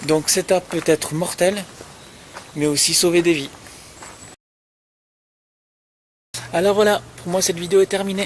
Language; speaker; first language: French; native; French